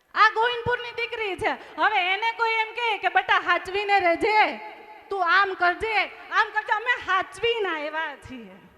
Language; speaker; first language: Gujarati; native; Gujarati